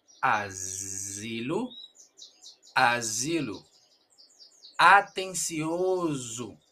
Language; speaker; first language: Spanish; non-native, fluent; Portuguese